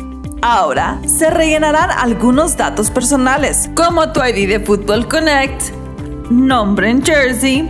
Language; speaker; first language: Spanish; native; Spanish